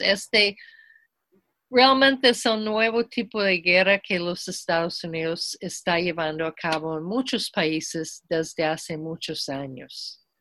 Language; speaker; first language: Spanish; non-native, fluent; English